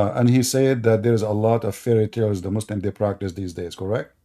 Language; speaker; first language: English; non-native, fluent; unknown